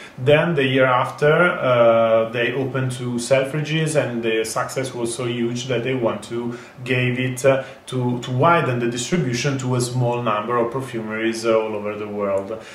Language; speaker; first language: English; non-native, fluent; Italian